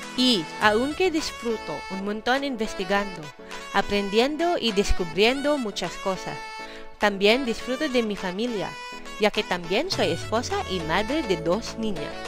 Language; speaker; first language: Spanish; non-native, fluent; Filipino